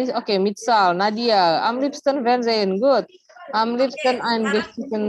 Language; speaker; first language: German; non-native, learner; Indonesian